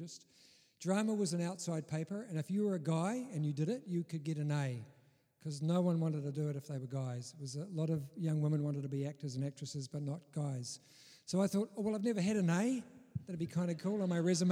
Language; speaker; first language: English; native; English